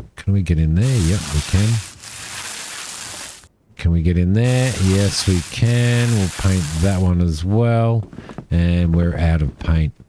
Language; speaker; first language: English; native; English